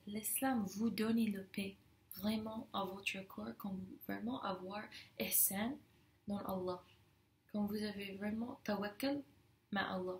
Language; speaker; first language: French; non-native, fluent; English